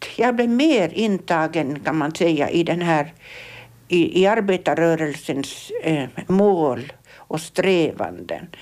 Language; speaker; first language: Swedish; native; Swedish